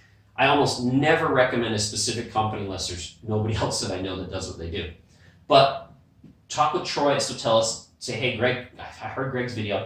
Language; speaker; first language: English; native; English